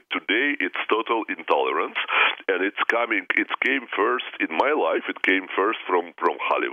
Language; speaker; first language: English; non-native, fluent; Russian